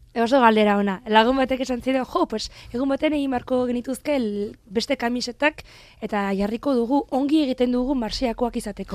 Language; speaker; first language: Basque; non-native, fluent; French